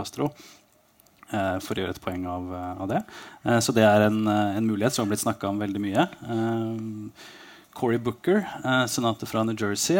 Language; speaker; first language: Norwegian; native; Norwegian